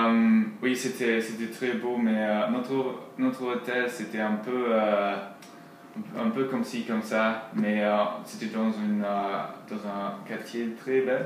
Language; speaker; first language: French; non-native, learner; English